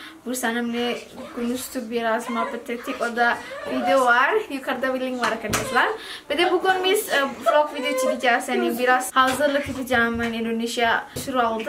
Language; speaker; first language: Turkish; non-native, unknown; Indonesian